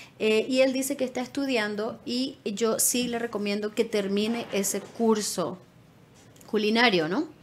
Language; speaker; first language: Spanish; native; Spanish